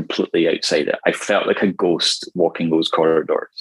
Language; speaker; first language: English; native; English